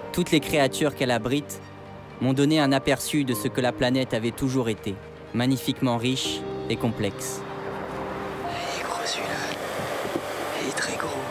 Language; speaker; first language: French; native; French